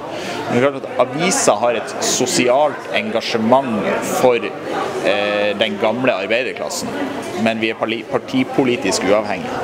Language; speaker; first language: Norwegian; native; Norwegian